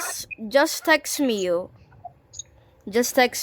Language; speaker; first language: English; non-native, local second language; Filipino